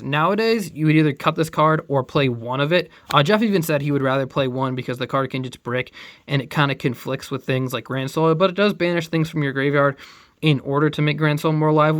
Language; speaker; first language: English; native; English